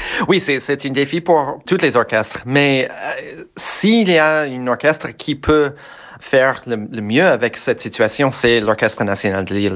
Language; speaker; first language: French; non-native, fluent; English